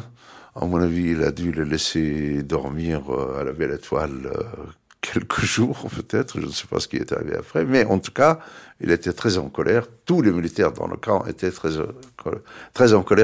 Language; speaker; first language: French; non-native, fluent; Arabic